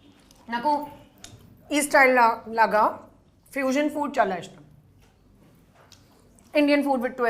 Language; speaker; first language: Telugu; non-native, learner; Hindi